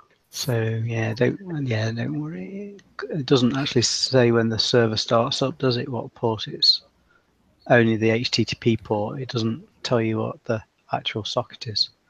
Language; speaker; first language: English; native; English